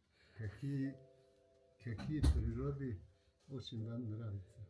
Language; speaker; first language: Russian; non-native, local second language; Tajik